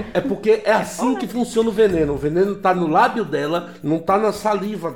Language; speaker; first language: Portuguese; native; Portuguese